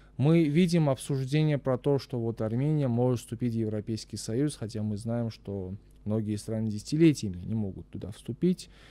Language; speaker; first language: Russian; non-native, local second language; Armenian